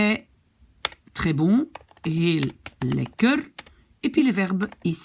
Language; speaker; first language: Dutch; non-native, fluent; French